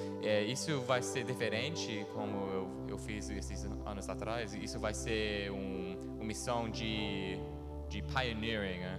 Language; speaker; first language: Portuguese; early bilingual, heritage; Portuguese